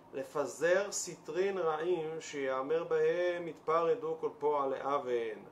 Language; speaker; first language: Hebrew; native; Hebrew